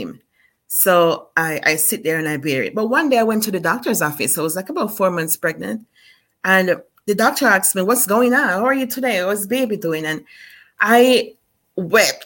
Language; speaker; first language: English; non-native, local second language; Jamaican Creole English